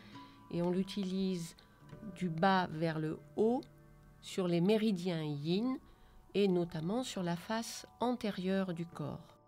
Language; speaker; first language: French; native; French